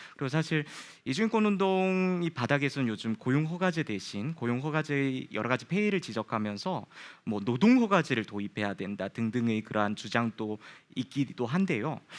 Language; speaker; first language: Korean; native; Korean